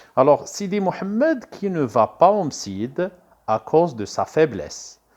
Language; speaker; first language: French; non-native, local second language; Arabic